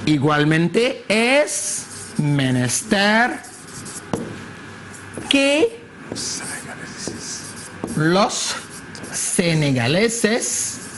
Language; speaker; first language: Spanish; non-native, fluent; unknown